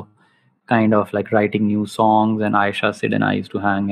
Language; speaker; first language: English; non-native, local second language; Hindi